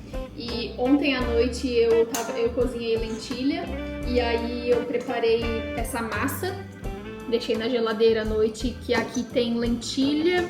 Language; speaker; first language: Portuguese; native; Portuguese